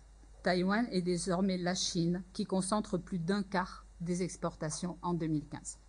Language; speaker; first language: French; native; French